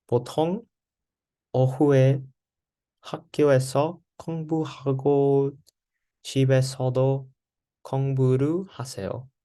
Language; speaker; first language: Korean; non-native, learner; English